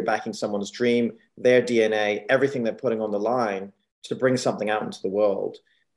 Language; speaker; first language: English; native; English